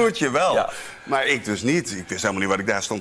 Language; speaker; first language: Dutch; native; Dutch